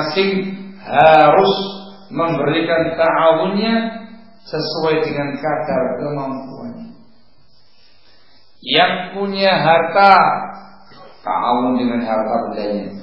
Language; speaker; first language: Indonesian; native; Indonesian